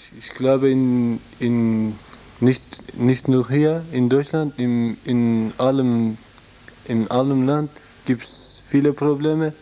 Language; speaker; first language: German; non-native, learner; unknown